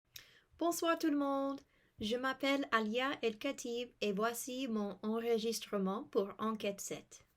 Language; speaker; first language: French; non-native, fluent; English